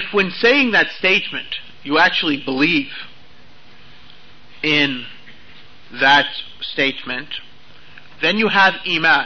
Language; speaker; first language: English; native; English